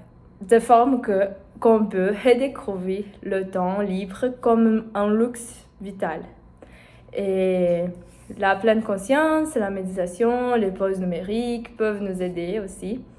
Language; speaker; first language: French; non-native, learner; Portuguese